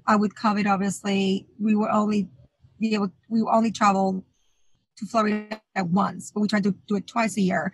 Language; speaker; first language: English; non-native, fluent; Spanish